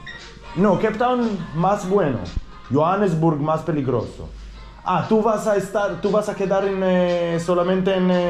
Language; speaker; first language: Spanish; non-native, learner; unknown